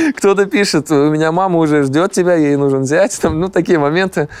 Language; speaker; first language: Russian; native; Russian